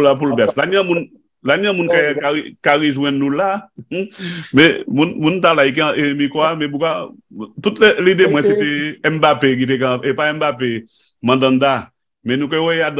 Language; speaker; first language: French; native; French